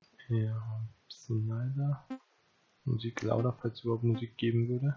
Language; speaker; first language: German; native; German